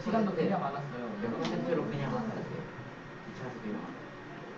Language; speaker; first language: Korean; native; Korean